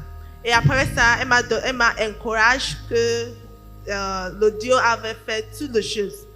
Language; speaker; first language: French; non-native, learner; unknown